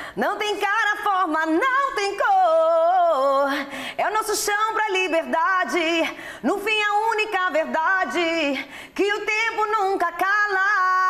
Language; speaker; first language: Portuguese; early bilingual, other home language; Italian